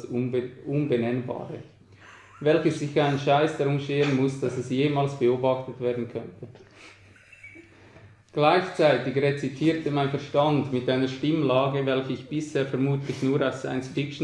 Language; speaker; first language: German; native; German